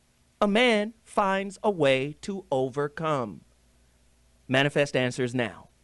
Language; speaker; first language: English; native; English